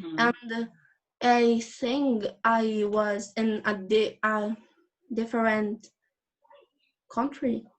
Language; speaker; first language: English; non-native, learner; Portuguese